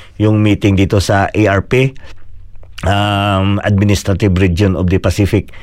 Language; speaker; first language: Filipino; non-native, local second language; Cebuano